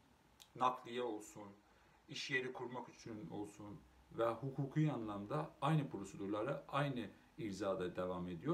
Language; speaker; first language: Turkish; non-native, local second language; Azerbaijani